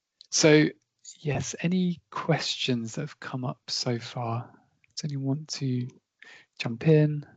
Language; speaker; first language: English; native; English